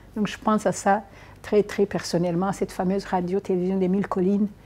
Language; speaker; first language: French; non-native, local second language; Kinyarwanda